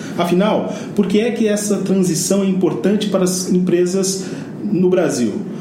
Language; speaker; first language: Portuguese; native; Portuguese